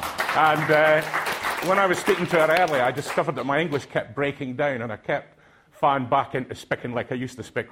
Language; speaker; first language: English; non-native, local second language; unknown